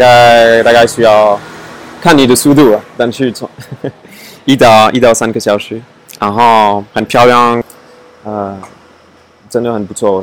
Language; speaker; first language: Chinese; non-native, fluent; French